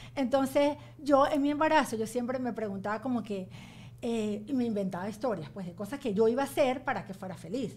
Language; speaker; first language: Spanish; native; Spanish